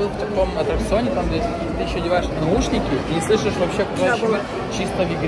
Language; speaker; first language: Russian; native; Russian